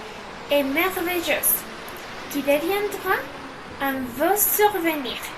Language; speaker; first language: French; non-native, learner; Spanish